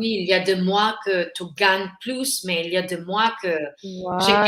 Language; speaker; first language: French; non-native, learner; Filipino